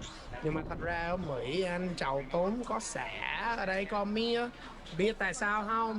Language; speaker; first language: Vietnamese; non-native, fluent; English